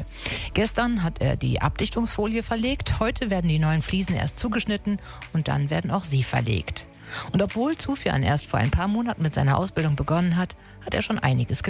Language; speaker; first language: German; native; German